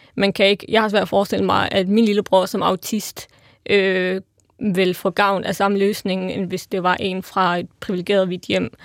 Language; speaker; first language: Danish; native; Danish